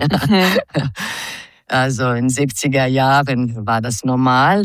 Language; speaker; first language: German; non-native, fluent; Croatian